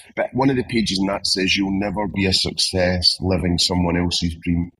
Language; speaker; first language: English; native; English